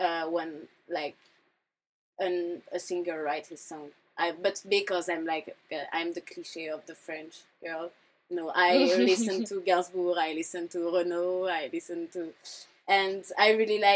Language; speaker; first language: English; non-native, fluent; French